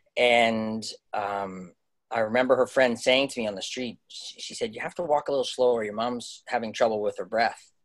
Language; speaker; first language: English; native; English